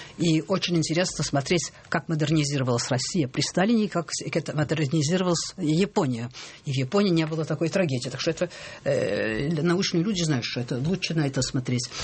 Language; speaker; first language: Russian; early bilingual, heritage; Russian